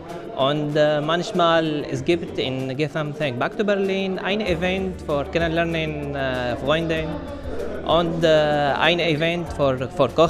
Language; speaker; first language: German; non-native, learner; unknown